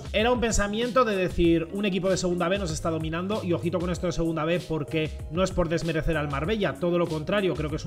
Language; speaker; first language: Spanish; native; Spanish